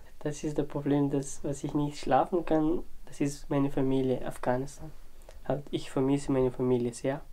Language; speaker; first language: German; non-native, learner; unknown